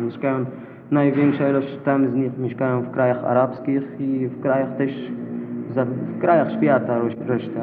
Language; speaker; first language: Polish; non-native, learner; Arabic